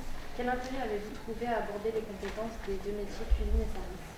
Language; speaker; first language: French; native; French